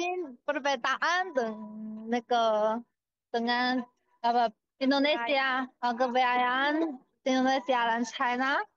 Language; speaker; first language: Indonesian; non-native, learner; Chinese